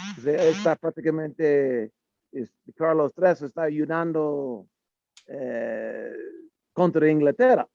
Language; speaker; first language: Spanish; non-native, learner; English